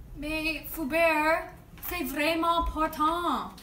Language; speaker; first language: French; non-native, learner; English